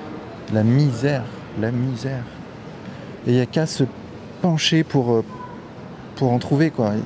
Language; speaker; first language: French; native; French